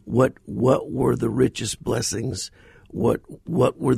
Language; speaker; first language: English; native; English